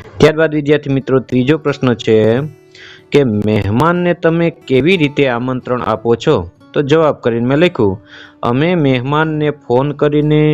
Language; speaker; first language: Gujarati; native; Gujarati